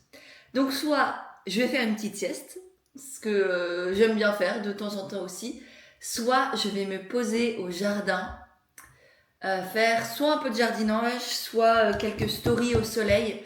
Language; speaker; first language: French; native; French